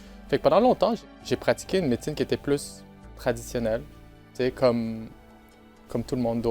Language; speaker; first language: French; native; French